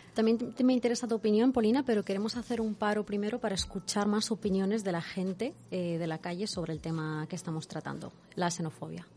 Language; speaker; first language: Spanish; non-native, fluent; Arabic